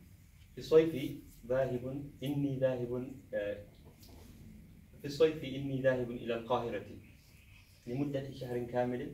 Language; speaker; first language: Arabic; non-native, learner; Somali